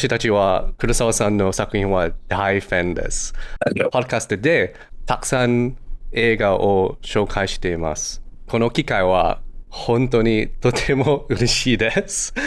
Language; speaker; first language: Japanese; non-native, learner; English